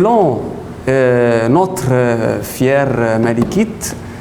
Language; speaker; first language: French; non-native, fluent; Arabic